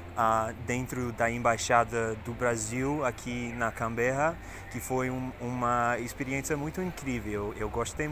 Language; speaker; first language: Portuguese; non-native, fluent; English